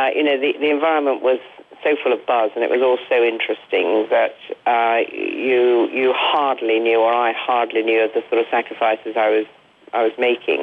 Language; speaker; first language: English; native; English